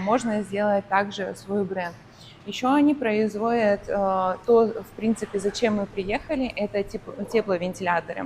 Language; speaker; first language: Russian; native; Russian